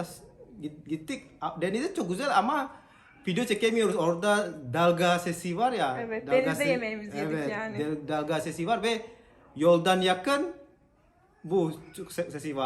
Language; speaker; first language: Turkish; non-native, learner; Indonesian